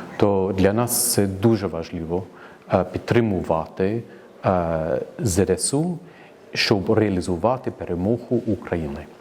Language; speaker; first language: Ukrainian; non-native, fluent; English